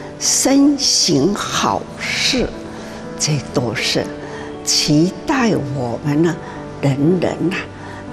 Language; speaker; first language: Chinese; non-native, local second language; Min Nan Chinese